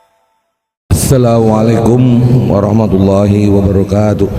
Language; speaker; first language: Indonesian; native; Indonesian